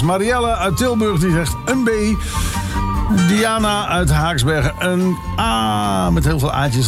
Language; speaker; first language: Dutch; native; Dutch